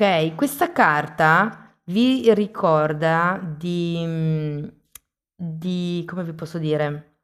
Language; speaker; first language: Italian; native; Italian